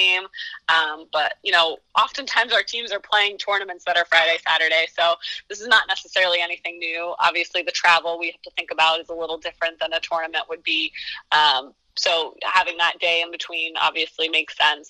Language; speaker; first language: English; native; English